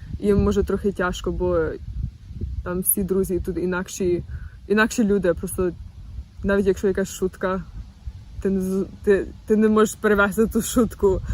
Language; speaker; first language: Ukrainian; early bilingual, other home language; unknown